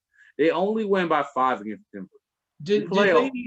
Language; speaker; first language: English; native; English